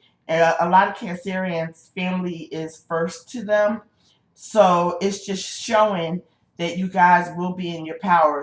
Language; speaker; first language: English; native; English